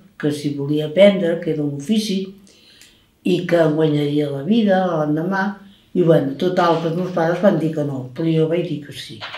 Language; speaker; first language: Catalan; native; Catalan